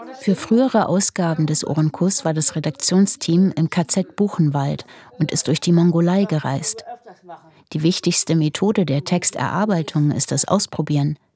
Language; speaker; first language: German; native; German